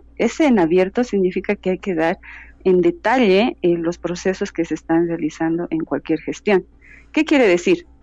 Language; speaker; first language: Spanish; native; Spanish